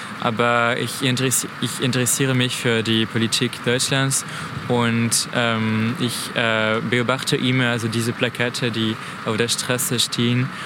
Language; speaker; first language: German; non-native, fluent; French